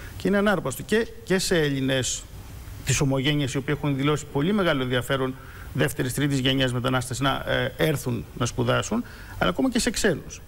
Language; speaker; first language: Greek; native; Greek